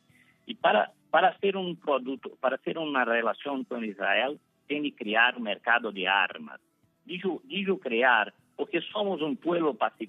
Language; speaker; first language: Spanish; non-native, fluent; Portuguese